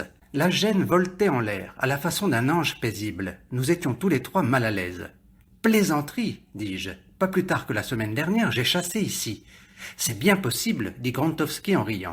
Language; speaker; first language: French; native; French